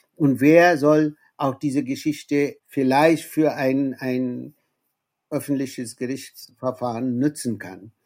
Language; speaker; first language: German; non-native, fluent; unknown